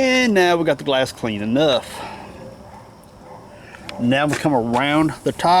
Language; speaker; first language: English; native; English